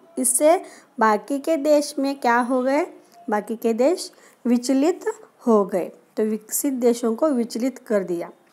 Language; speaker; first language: Hindi; non-native, local second language; Marathi